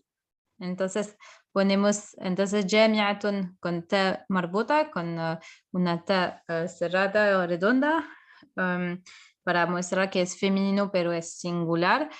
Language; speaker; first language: Spanish; non-native, fluent; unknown